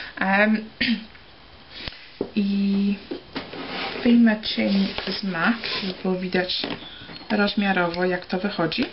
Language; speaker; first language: Polish; early bilingual, heritage; Polish